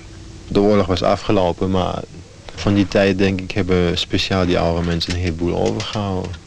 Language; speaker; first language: Dutch; non-native, fluent; German